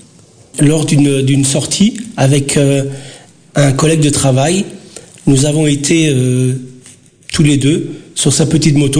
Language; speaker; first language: French; early bilingual, other home language; Portuguese